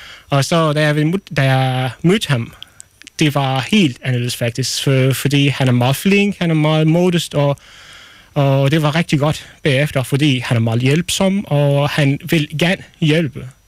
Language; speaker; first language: Danish; non-native, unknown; Arabic